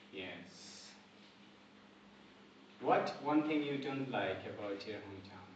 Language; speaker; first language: English; non-native, local second language; Bangla